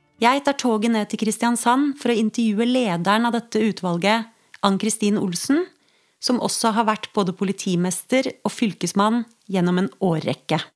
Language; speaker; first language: Norwegian; native; Norwegian